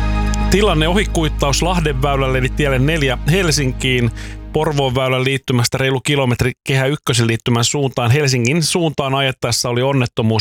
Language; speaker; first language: Finnish; native; Finnish